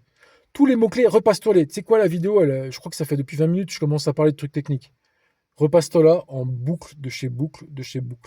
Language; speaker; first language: French; native; French